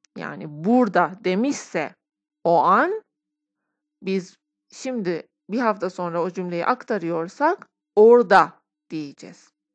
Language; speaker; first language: Turkish; non-native, fluent; Persian